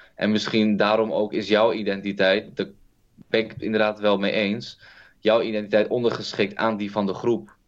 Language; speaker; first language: Dutch; early bilingual, other home language; Kurdish